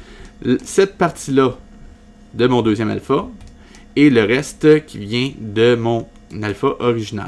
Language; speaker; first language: French; native; French